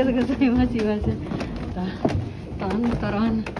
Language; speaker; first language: Japanese; non-native, learner; Filipino